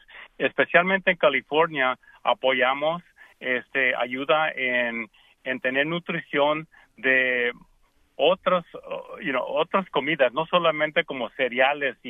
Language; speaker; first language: Spanish; early bilingual, heritage; Spanish